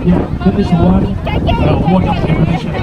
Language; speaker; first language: English; non-native, learner; Indonesian